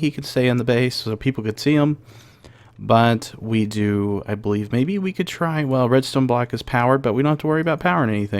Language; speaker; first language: English; native; English